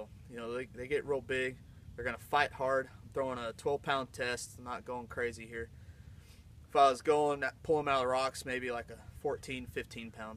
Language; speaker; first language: English; native; English